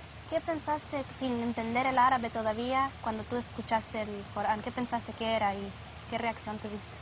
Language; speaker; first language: Spanish; non-native, learner; Arabic